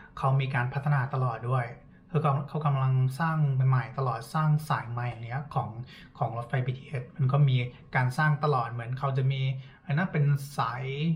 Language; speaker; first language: Thai; non-native, fluent; English